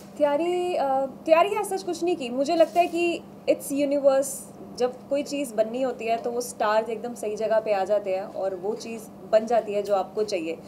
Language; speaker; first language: Hindi; non-native, local second language; Punjabi